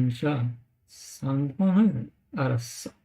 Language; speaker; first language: Korean; non-native, learner; English